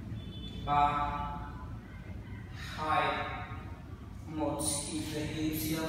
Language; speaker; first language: Vietnamese; non-native, learner; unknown